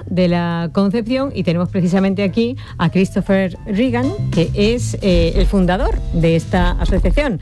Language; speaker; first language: Spanish; native; Spanish